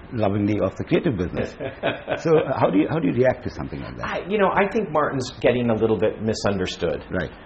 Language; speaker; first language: English; native; English